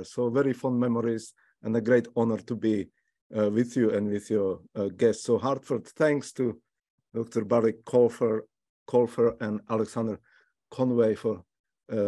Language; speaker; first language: English; non-native, fluent; Slovak